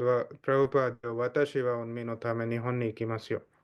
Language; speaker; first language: Japanese; non-native, fluent; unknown